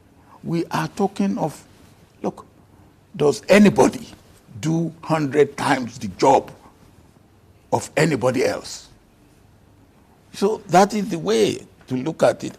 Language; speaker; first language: English; non-native, local second language; Yoruba